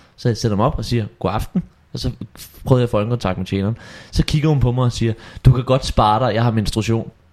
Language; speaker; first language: Danish; native; Danish